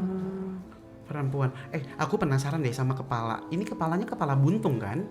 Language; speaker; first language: Indonesian; native; Indonesian